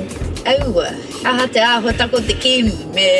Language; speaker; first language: Māori; non-native, local second language; English